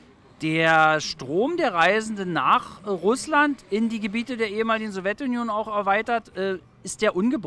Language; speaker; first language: German; native; German